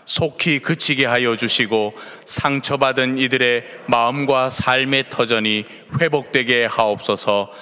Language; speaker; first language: Korean; native; Korean